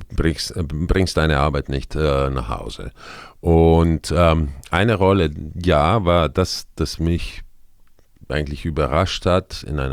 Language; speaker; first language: German; non-native, fluent; Croatian